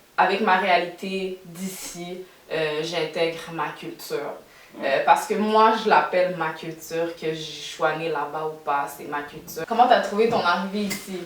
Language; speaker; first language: French; native; French